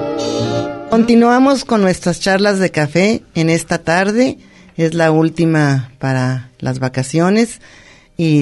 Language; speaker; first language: Spanish; native; Spanish